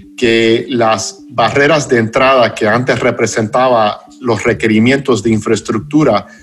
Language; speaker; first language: Spanish; non-native, fluent; English